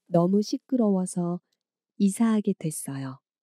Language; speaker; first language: Korean; native; Korean